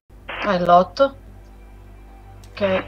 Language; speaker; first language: English; non-native, learner; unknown